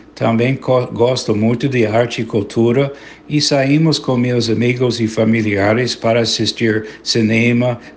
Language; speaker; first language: Portuguese; non-native, fluent; English